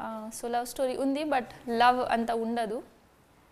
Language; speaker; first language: Telugu; non-native, fluent; Hindi